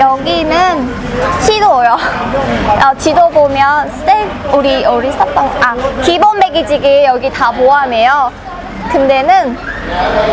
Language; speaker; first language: Korean; non-native, learner; Vietnamese